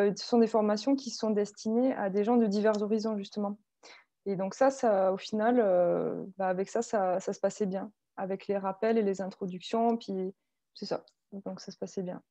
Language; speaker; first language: French; native; French